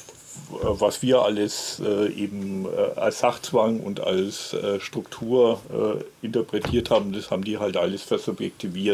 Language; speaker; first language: German; native; German